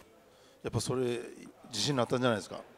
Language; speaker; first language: Japanese; native; Japanese